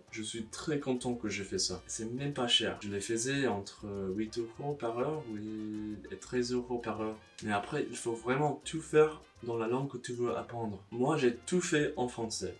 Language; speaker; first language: French; non-native, learner; English